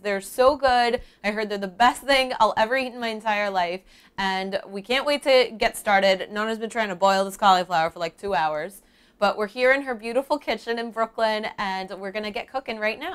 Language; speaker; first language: English; early bilingual, other home language; Italian